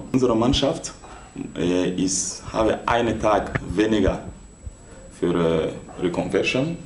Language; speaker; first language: German; non-native, learner; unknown